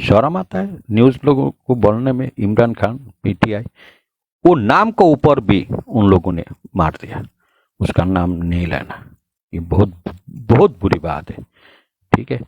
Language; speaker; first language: Hindi; non-native, learner; Bangla